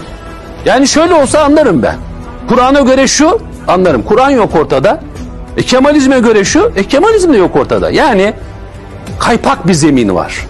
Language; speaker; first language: Turkish; native; Turkish